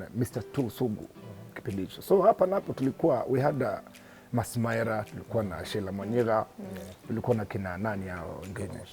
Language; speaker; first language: Swahili; native; Swahili